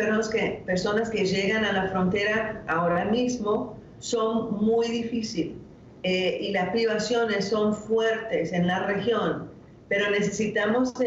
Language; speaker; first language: Spanish; non-native, fluent; English